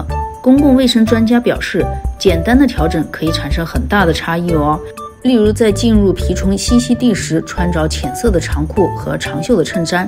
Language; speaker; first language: Chinese; native; Chinese